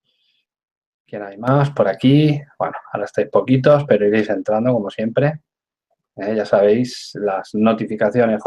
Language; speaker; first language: Spanish; native; Spanish